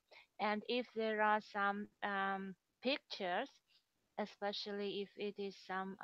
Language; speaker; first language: English; non-native, fluent; Russian